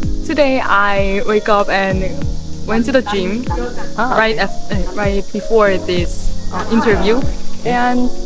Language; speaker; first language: English; non-native, fluent; Korean